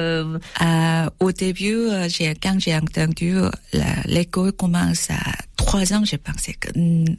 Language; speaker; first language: French; non-native, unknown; Korean